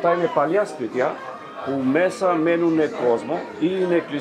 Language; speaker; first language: Greek; non-native, learner; Albanian